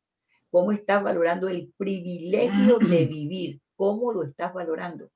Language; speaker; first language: Spanish; native; Spanish